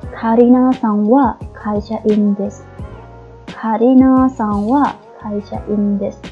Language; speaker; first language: Japanese; non-native, fluent; Khmer